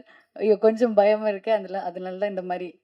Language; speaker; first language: Tamil; non-native, learner; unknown